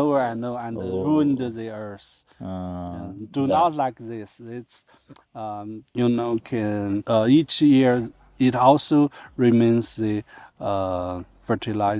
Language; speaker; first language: English; non-native, learner; Chinese